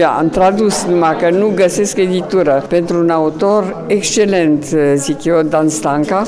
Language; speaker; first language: Romanian; non-native, fluent; French